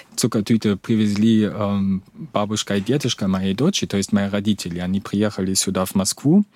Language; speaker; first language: Russian; non-native, fluent; German